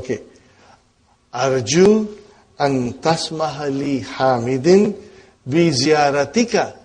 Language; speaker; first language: Arabic; non-native, fluent; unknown